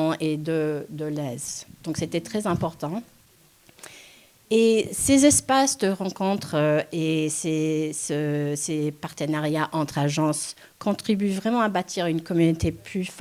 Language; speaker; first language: French; non-native, local second language; English